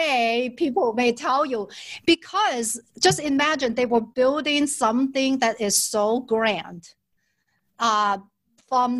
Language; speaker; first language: English; non-native, fluent; Chinese